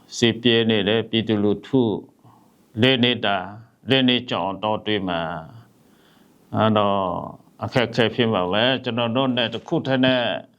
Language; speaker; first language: Burmese; non-native, local second language; Western Kayah